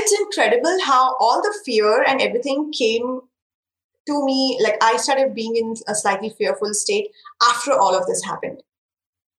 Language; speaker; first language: English; non-native, local second language; Marathi